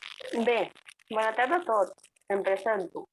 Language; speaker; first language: Catalan; non-native, learner; Spanish